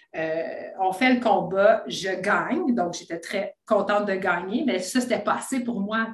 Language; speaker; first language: French; native; French